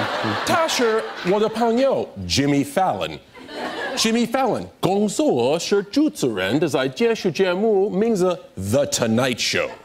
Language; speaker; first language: Chinese; non-native, learner; English